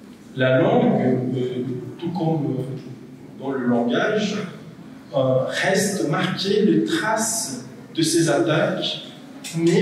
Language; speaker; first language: French; non-native, fluent; Portuguese